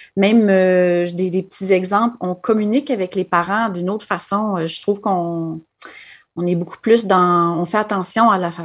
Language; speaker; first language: French; native; French